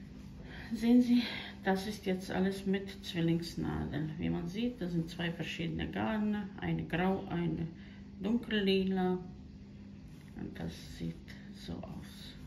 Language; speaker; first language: German; non-native, learner; Croatian